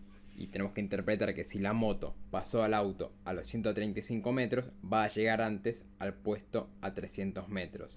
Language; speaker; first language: Spanish; native; Spanish